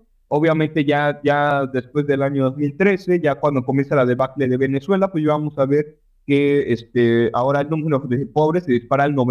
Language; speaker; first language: Spanish; native; Spanish